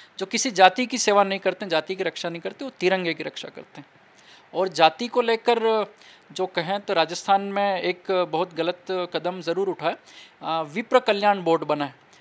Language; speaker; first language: Hindi; native; Hindi